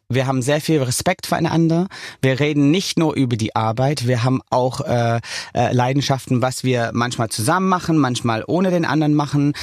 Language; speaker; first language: German; non-native, fluent; English